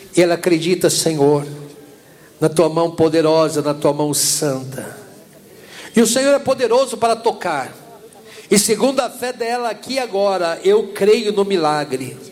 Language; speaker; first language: Portuguese; native; Portuguese